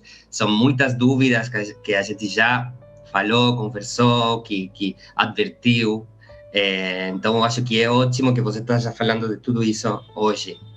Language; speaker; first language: Portuguese; non-native, learner; Spanish